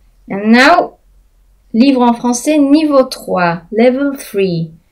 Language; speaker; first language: French; native; French